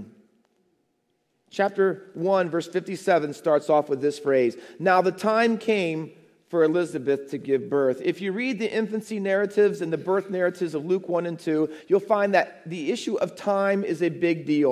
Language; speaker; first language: English; native; English